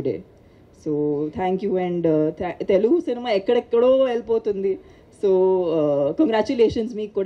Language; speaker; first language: Telugu; non-native, local second language; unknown